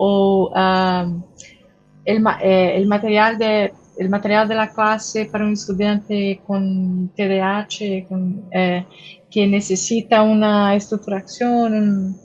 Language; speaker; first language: Spanish; non-native, fluent; Portuguese